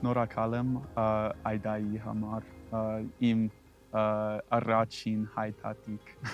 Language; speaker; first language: Armenian; non-native, learner; English